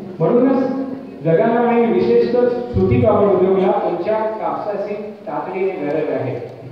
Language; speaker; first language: Marathi; non-native, local second language; Hindi